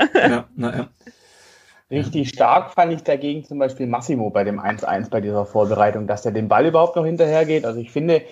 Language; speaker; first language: German; native; German